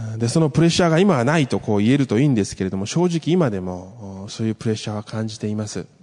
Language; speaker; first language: Japanese; early bilingual, other home language; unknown